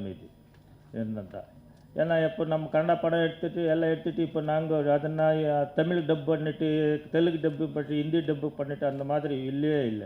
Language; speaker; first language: Tamil; non-native, learner; Kannada